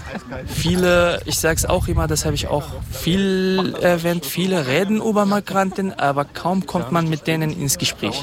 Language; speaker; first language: German; non-native, fluent; Kurdish